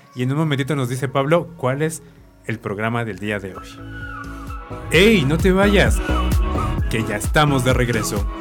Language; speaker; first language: Spanish; native; Spanish